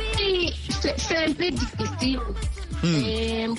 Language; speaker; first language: French; non-native, learner; Akan